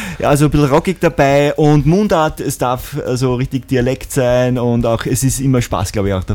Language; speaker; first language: German; native; German